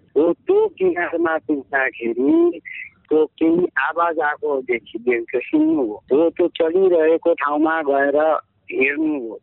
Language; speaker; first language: Nepali; non-native, local second language; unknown